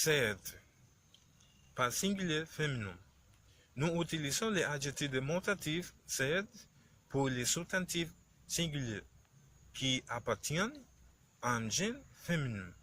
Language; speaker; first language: French; non-native, learner; Spanish